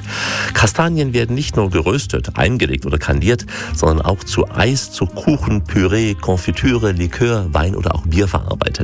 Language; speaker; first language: German; native; German